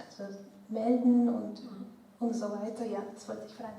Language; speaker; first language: German; non-native, fluent; Russian